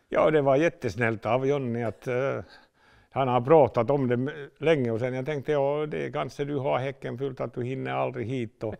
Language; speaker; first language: Swedish; non-native, local second language; Finnish